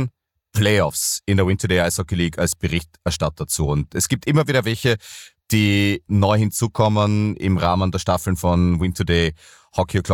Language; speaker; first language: German; native; German